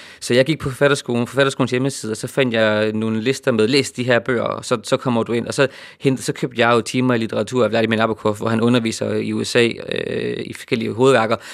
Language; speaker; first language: Danish; native; Danish